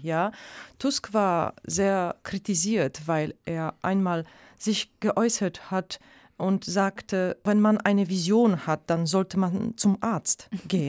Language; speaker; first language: German; non-native, fluent; Polish